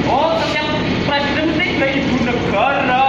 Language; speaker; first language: Indonesian; non-native, local second language; Javanese